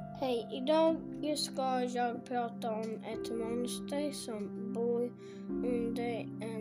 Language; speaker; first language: Swedish; non-native, learner; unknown